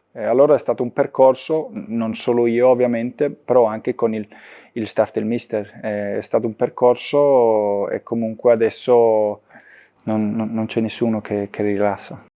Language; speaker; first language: Italian; non-native, fluent; Danish